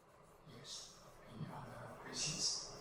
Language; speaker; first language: English; non-native, fluent; Chinese